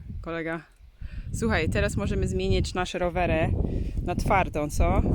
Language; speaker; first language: Polish; non-native, learner; English